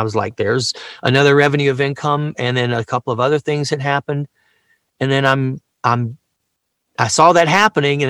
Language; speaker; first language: English; native; English